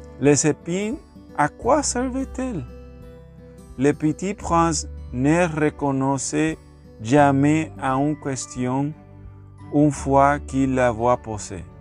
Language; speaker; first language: French; non-native, learner; Spanish